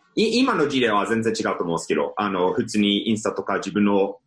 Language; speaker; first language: Japanese; non-native, fluent; English